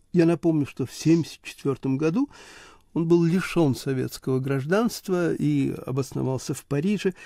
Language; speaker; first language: Russian; native; Russian